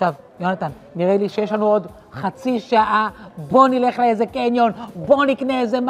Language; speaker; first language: Hebrew; native; Hebrew